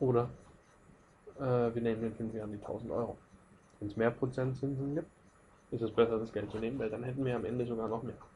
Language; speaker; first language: German; native; German